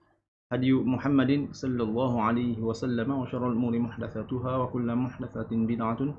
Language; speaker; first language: Arabic; non-native, fluent; Malay